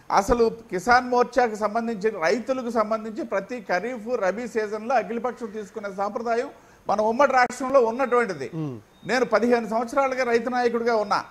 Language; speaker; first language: Telugu; native; Telugu